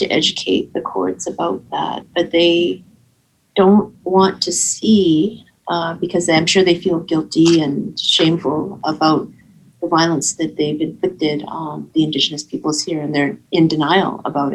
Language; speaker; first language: English; native; English